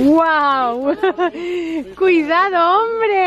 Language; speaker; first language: Spanish; native; Spanish